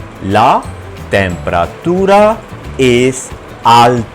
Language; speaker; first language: Spanish; non-native, fluent; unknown